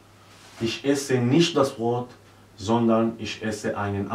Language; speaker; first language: German; non-native, learner; Arabic